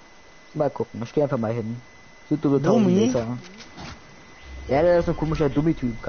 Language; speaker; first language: German; native; German